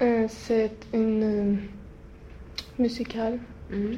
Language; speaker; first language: French; non-native, learner; Swedish